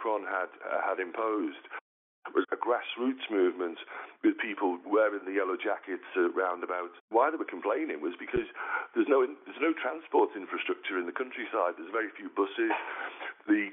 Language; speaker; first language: English; native; English